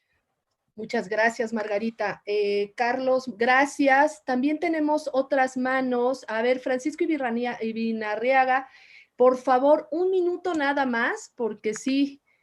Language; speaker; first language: Spanish; native; Spanish